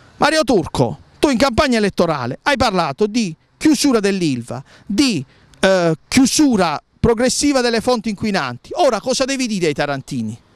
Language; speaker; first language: Italian; native; Italian